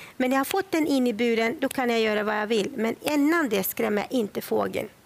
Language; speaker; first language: Swedish; non-native, fluent; Kurdish